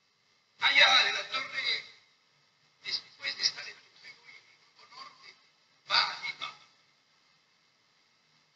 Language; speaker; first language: Spanish; native; Spanish